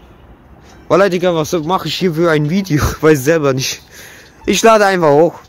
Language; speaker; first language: German; early bilingual, other home language; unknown